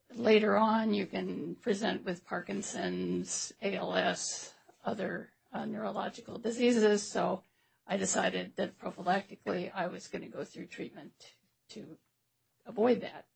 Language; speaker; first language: English; native; English